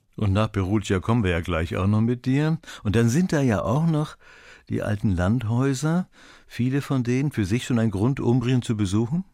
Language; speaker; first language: German; native; German